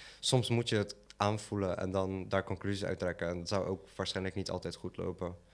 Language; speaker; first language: Dutch; early bilingual, other home language; Polish